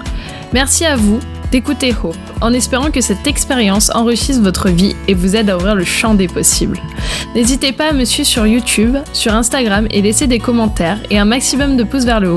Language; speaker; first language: French; native; French